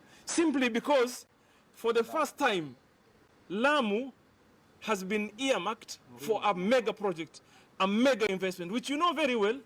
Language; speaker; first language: English; non-native, local second language; Swahili